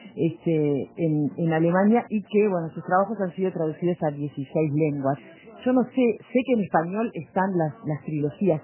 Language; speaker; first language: Spanish; native; Spanish